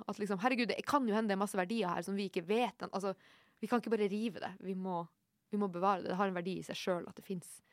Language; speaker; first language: Norwegian; native; Norwegian